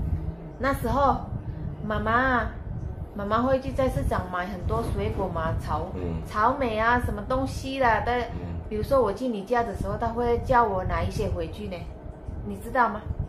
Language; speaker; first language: Chinese; non-native, fluent; Indonesian